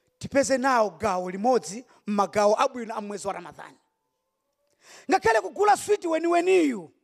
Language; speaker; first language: Nyanja; non-native, local second language; Yao